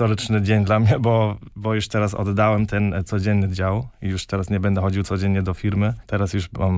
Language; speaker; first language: Polish; non-native, fluent; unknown